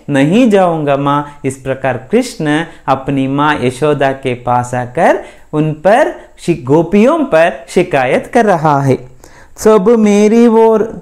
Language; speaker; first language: Hindi; non-native, local second language; Kannada